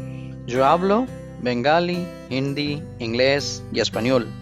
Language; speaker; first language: Spanish; non-native, fluent; Bangla